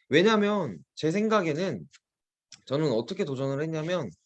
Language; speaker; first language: Korean; native; Korean